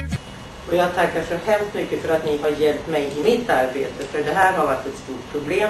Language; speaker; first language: Swedish; native; Swedish